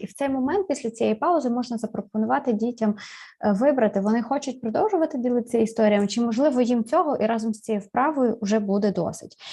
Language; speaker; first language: Ukrainian; native; Ukrainian